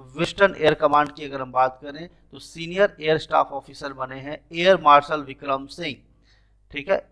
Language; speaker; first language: Hindi; native; Hindi